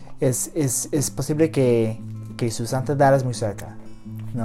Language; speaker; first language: Spanish; non-native, learner; English